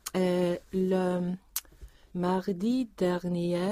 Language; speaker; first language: French; non-native, learner; Swedish